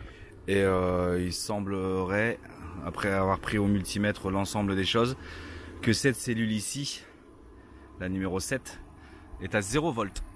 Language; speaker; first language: French; native; French